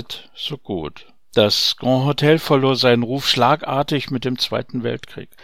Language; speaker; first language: German; native; German